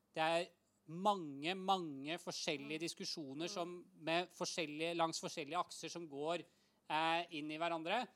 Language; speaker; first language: Norwegian; native; Norwegian